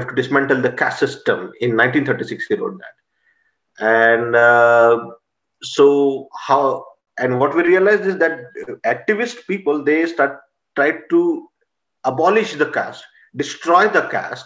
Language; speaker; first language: English; non-native, local second language; Marathi